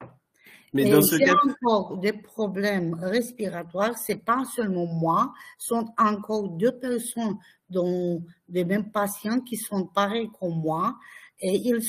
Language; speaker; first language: French; non-native, fluent; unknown